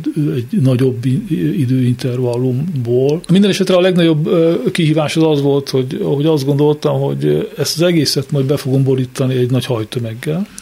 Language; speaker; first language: Hungarian; native; Hungarian